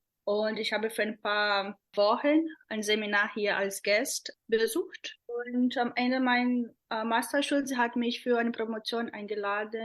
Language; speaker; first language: German; non-native, fluent; Portuguese